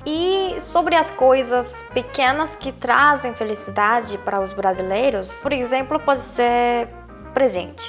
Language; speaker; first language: Portuguese; non-native, fluent; Korean